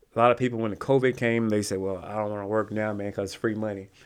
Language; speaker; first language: English; native; English